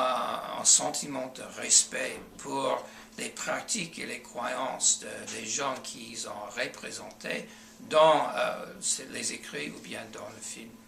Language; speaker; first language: French; non-native, fluent; English